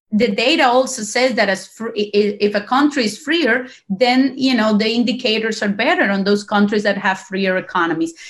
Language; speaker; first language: English; non-native, fluent; Spanish